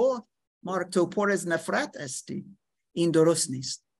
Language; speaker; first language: Persian; non-native, fluent; English